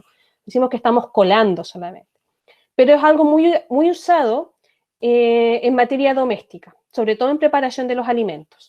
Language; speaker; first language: Spanish; native; Spanish